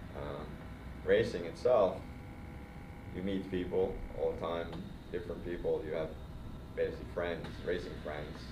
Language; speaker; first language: English; non-native, fluent; Swedish